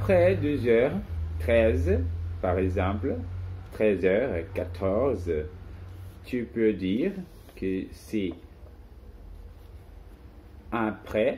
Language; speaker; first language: French; non-native, learner; Portuguese